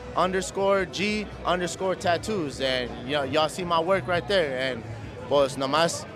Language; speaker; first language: English; early bilingual, other home language; Spanish